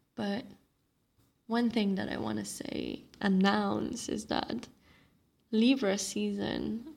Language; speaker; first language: English; non-native, fluent; Slovenian